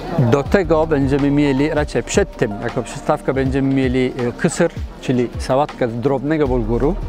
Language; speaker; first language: Polish; non-native, fluent; Turkish